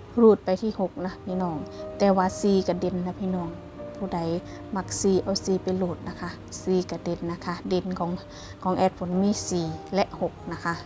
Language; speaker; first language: Thai; non-native, local second language; Northeastern Thai